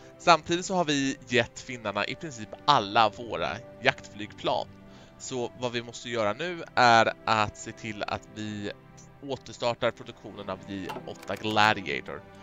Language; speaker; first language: Swedish; native; Swedish